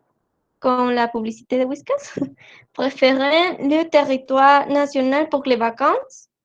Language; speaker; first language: French; non-native, learner; Spanish